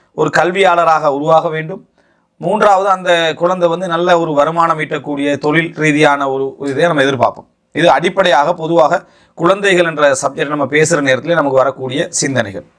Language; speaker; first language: Tamil; native; Tamil